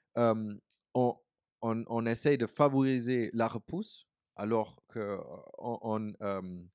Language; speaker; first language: French; non-native, fluent; German